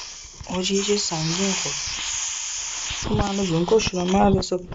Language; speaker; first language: Persian; native; Persian